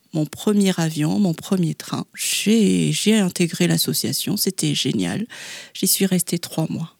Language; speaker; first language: French; non-native, local second language; Malagasy